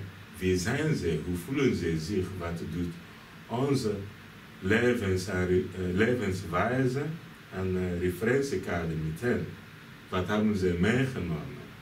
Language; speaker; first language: Dutch; non-native, fluent; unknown